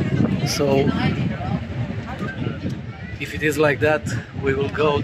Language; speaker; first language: English; non-native, fluent; Romanian